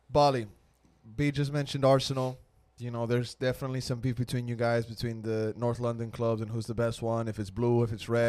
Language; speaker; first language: English; early bilingual, other home language; Spanish